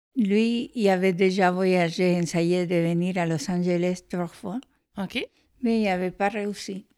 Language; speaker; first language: French; non-native, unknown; Spanish